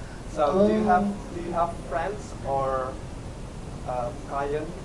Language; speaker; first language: English; non-native, fluent; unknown